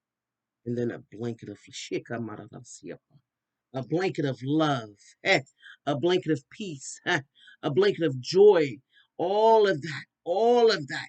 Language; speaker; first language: English; native; English